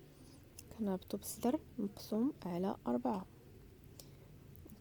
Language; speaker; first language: Arabic; native; Arabic